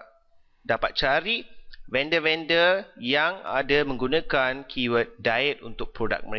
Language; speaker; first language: Malay; native; Malay